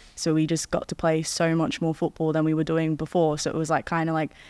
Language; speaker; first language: English; native; English